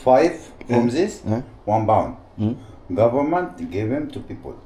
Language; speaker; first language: English; non-native, learner; Arabic